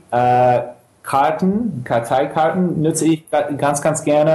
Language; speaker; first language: German; non-native, fluent; English